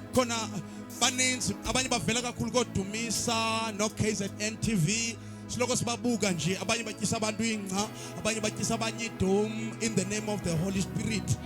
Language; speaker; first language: Zulu; non-native, local second language; Xhosa